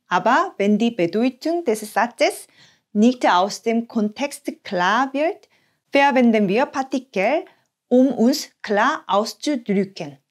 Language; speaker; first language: German; non-native, fluent; Korean